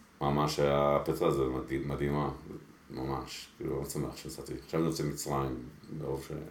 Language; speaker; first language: Hebrew; early bilingual, other home language; Spanish